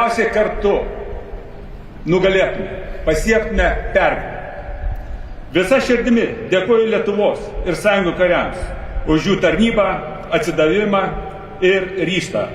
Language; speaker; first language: Lithuanian; native; Lithuanian